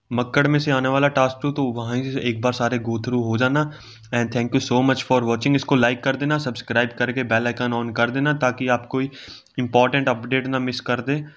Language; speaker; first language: Hindi; native; Hindi